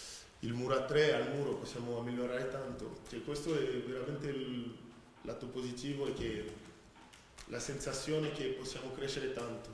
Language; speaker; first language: Italian; non-native, fluent; French